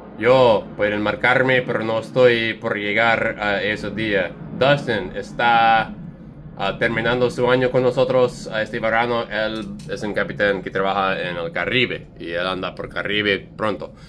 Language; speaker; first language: Spanish; non-native, learner; English